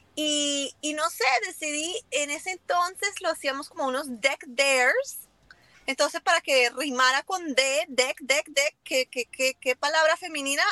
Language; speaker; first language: Spanish; non-native, fluent; Italian